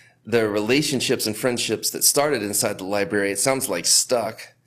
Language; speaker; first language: English; native; English